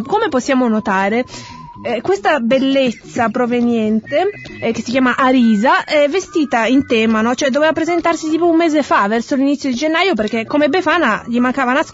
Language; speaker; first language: Italian; native; Italian